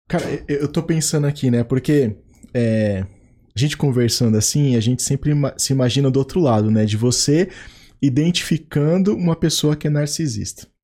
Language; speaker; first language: Portuguese; native; Portuguese